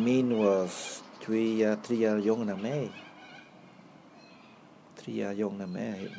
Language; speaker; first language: Dutch; early bilingual, other home language; Vietnamese